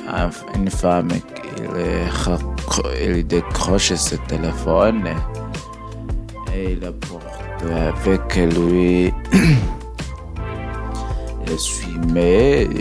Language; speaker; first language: French; non-native, learner; English